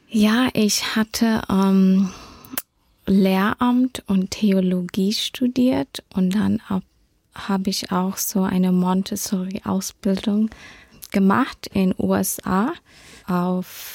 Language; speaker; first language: German; early bilingual, heritage; German